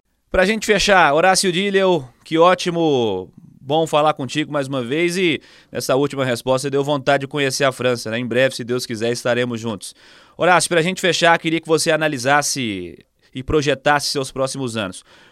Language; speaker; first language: Portuguese; native; Portuguese